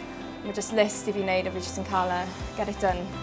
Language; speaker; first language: Welsh; native; Welsh